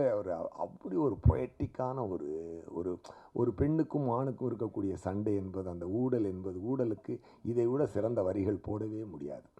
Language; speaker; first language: Tamil; native; Tamil